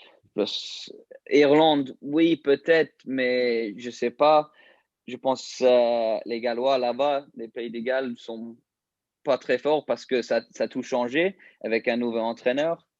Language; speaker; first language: French; early bilingual, heritage; English